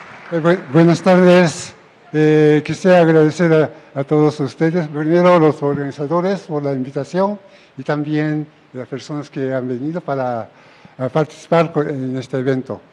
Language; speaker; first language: Spanish; non-native, fluent; Japanese